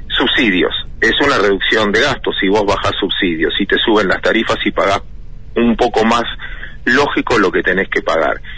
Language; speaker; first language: Spanish; native; Spanish